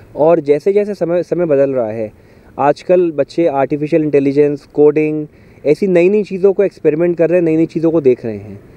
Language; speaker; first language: Hindi; native; Hindi